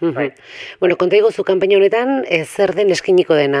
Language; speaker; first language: Basque; native; Basque